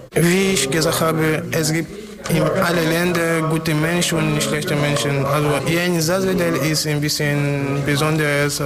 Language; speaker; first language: German; non-native, learner; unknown